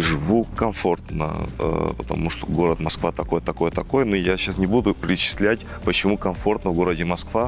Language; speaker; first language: Russian; non-native, fluent; Greek